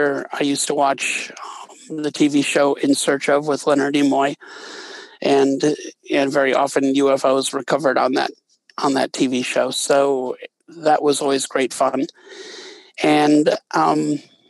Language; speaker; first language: English; native; English